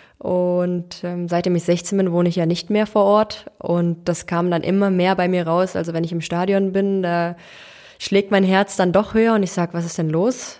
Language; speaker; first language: German; early bilingual, other home language; Turkish